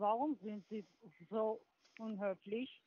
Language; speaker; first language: German; non-native, learner; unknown